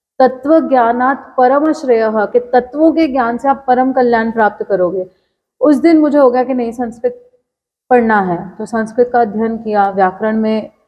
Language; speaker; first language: Hindi; non-native, local second language; Punjabi